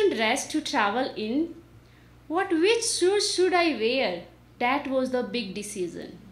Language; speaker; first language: English; non-native, local second language; Nepali